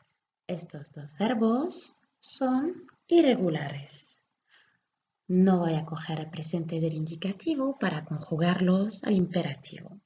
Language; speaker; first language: Spanish; non-native, fluent; French